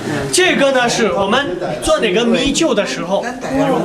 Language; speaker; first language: Chinese; non-native, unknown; Nepali